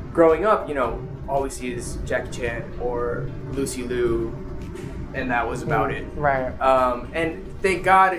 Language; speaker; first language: English; native; English